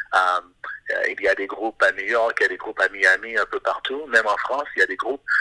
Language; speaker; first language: French; native; French